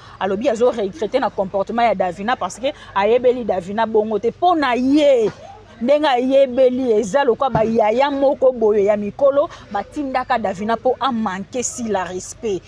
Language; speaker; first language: Lingala; native; Lingala